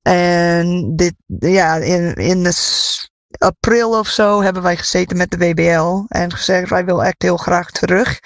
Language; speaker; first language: Dutch; non-native, fluent; English